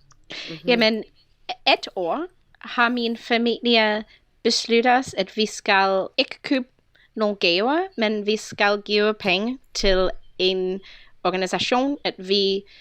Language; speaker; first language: Danish; non-native, fluent; English